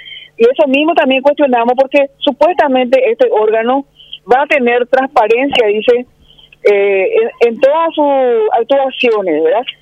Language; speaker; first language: Spanish; native; Spanish